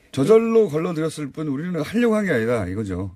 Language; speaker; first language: Korean; native; Korean